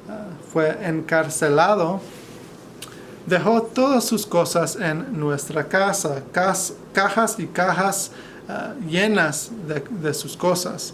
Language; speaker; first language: Spanish; non-native, fluent; English